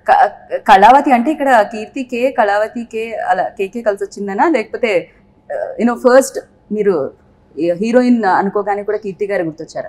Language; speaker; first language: Telugu; native; Telugu